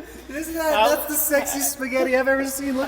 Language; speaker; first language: English; native; English